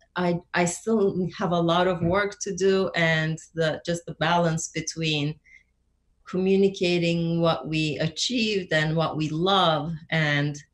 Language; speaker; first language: English; non-native, fluent; Turkish